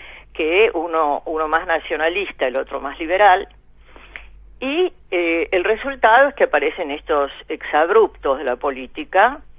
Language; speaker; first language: Spanish; native; Spanish